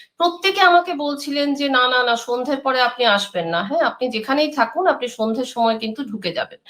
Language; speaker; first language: Bangla; native; Bangla